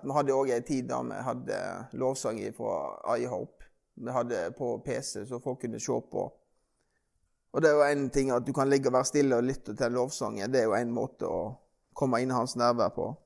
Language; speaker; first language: Norwegian; native; Norwegian